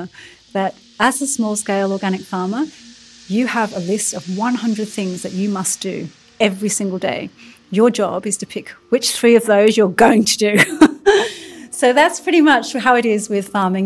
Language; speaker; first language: English; native; English